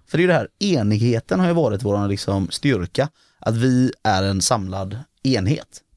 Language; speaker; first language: Swedish; native; Swedish